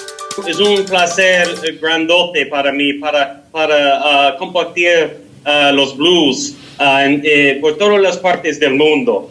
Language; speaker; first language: Spanish; non-native, learner; English